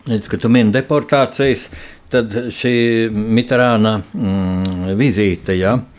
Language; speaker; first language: Latvian; native; Latvian